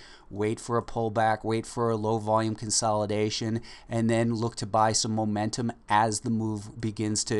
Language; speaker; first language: English; native; English